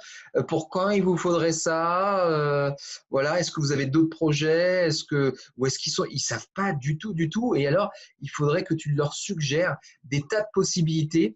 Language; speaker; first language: French; native; French